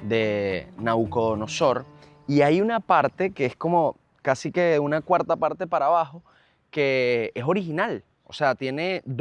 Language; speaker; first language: Spanish; native; Spanish